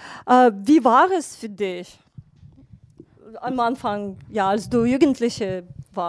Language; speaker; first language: German; non-native, fluent; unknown